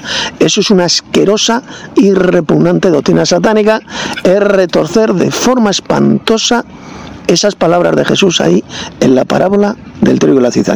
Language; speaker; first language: Spanish; native; Spanish